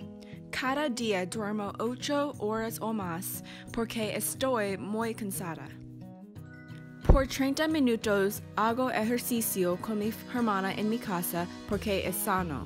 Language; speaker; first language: Spanish; non-native, learner; English